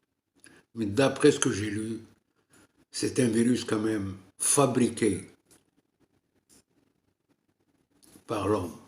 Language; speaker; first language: French; non-native, local second language; Arabic